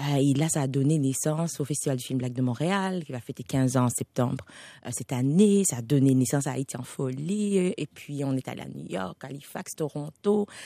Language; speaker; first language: French; non-native, local second language; Haitian Creole